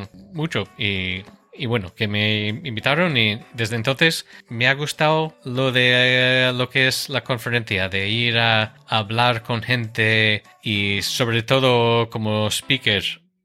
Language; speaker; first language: Spanish; non-native, fluent; English